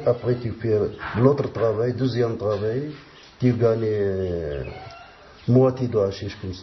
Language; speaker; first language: French; non-native, learner; Arabic